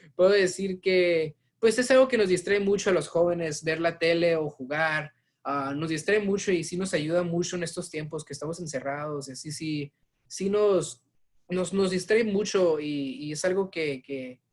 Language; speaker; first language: Spanish; early bilingual, heritage; Spanish